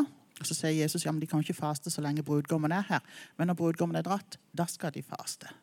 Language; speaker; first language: Norwegian; native; Norwegian